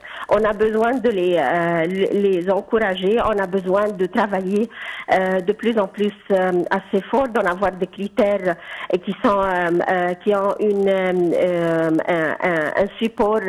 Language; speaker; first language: French; non-native, fluent; Arabic